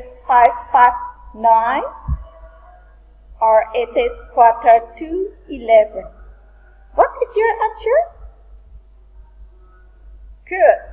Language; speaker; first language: English; non-native, learner; Indonesian